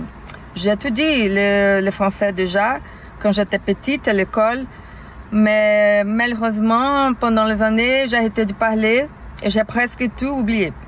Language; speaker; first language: French; non-native, learner; Portuguese